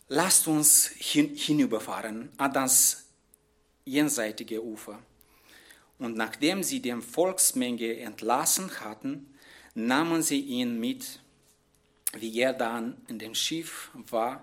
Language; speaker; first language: German; non-native, fluent; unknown